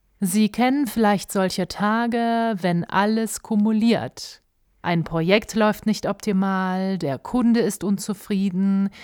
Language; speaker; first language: German; native; German